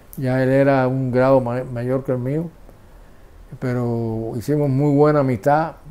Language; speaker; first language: Spanish; native; Spanish